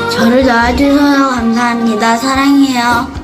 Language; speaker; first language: Korean; early bilingual, heritage; Korean